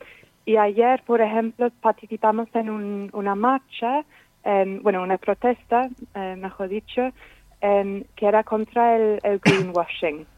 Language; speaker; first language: Spanish; non-native, fluent; English